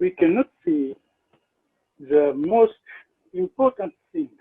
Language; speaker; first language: English; non-native, learner; Japanese